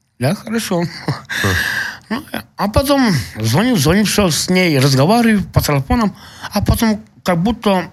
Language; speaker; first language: Russian; non-native, local second language; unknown